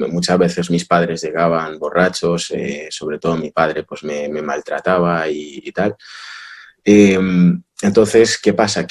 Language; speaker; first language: Spanish; early bilingual, other home language; Russian